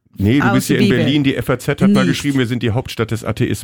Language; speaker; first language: German; native; German